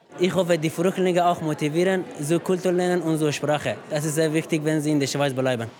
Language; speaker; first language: German; non-native, learner; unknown